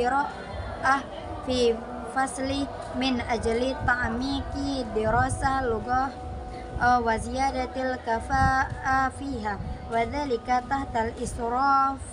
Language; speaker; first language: Arabic; non-native, learner; Indonesian